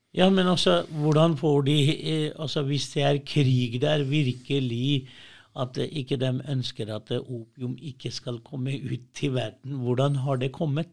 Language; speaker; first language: Norwegian; early bilingual, other home language; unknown